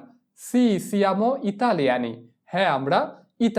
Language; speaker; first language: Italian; non-native, fluent; Bangla